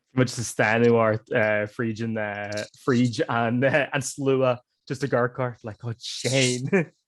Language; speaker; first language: Irish; native; Irish